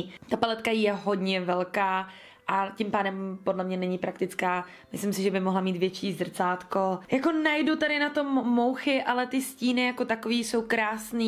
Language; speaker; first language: Czech; native; Czech